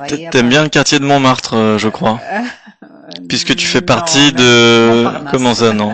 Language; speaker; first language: French; native; French